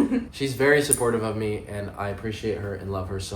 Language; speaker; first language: English; native; English